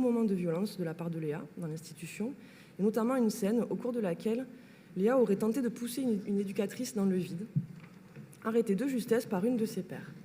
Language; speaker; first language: French; native; French